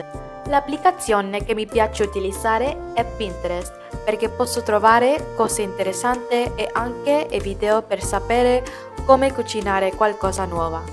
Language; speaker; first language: Italian; non-native, learner; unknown